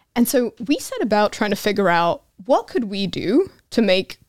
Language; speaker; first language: English; non-native, fluent; Hebrew